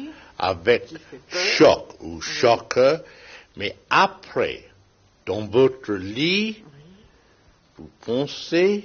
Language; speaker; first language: French; non-native, learner; English